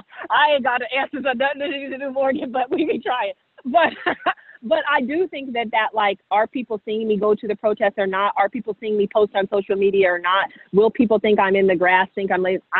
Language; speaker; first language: English; native; English